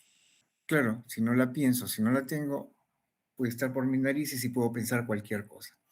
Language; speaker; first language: Spanish; native; Spanish